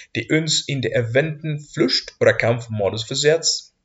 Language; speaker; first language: German; non-native, fluent; Spanish